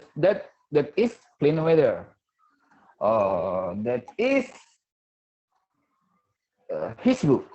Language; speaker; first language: English; non-native, learner; Indonesian